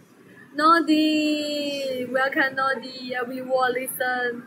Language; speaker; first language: English; non-native, learner; Chinese